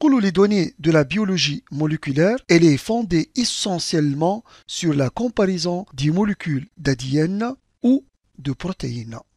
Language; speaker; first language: French; non-native, local second language; Arabic